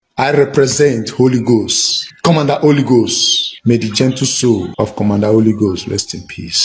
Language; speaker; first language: Nigerian Pidgin; non-native, local second language; Igbo